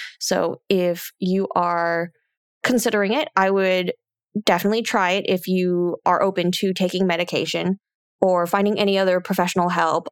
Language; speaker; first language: English; native; English